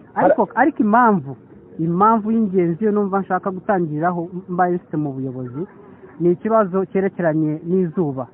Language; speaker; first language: Kinyarwanda; early bilingual, heritage; Kinyarwanda